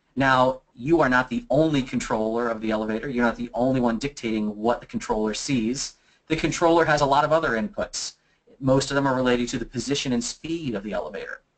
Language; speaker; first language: English; native; English